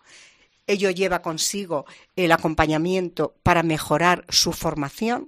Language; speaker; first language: Spanish; native; Spanish